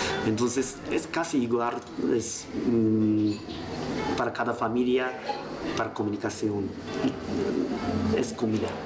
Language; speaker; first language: Spanish; non-native, learner; Japanese